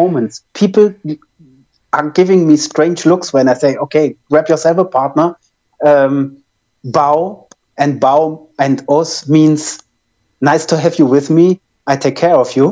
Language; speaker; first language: English; non-native, fluent; German